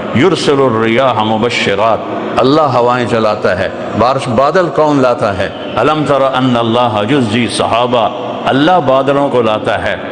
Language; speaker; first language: Urdu; non-native, local second language; Punjabi